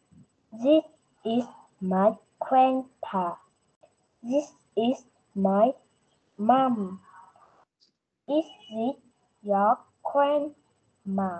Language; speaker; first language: English; non-native, learner; Vietnamese